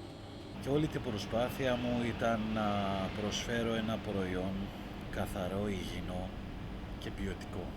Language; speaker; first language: Greek; non-native, learner; Persian